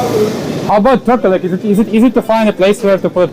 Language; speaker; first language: English; non-native, fluent; Russian